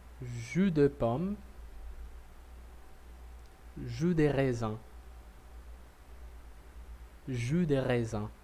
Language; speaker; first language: French; non-native, learner; Portuguese